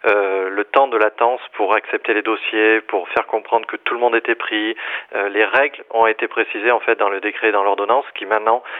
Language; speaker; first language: French; native; French